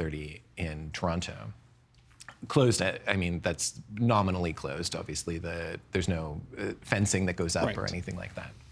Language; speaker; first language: English; native; English